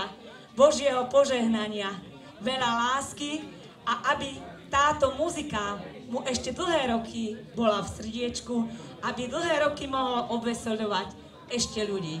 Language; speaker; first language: Slovak; native; Slovak